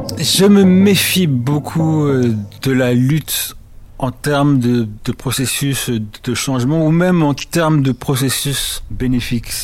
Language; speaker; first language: French; early bilingual, other home language; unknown